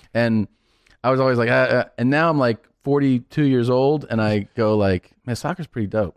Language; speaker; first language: English; early bilingual, other home language; Spanish